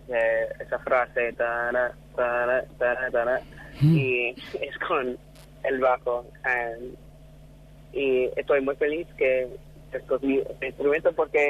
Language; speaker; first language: Spanish; non-native, fluent; English